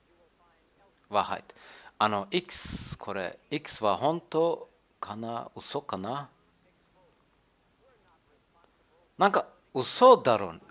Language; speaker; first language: Japanese; non-native, learner; German